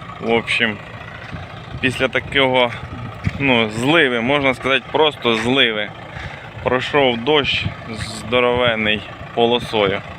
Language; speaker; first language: Ukrainian; native; Ukrainian